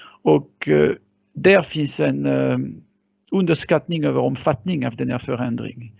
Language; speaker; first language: Swedish; non-native, fluent; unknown